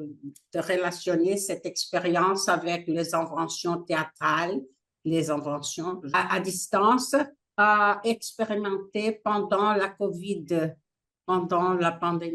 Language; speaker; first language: French; non-native, fluent; Portuguese